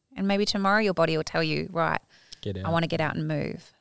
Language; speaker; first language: English; native; English